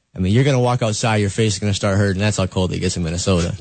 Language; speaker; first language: English; native; English